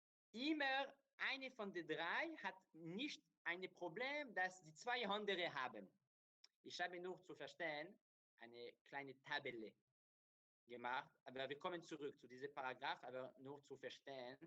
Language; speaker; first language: German; non-native, learner; Hebrew